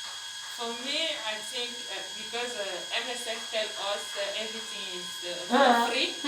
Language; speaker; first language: English; non-native, learner; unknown